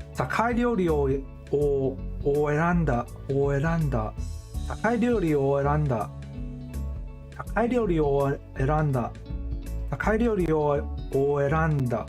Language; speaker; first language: Japanese; non-native, learner; English